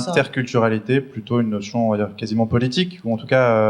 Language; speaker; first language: French; native; French